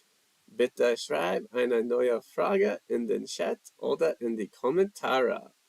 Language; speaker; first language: German; non-native, learner; English